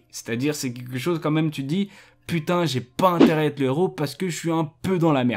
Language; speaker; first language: French; native; French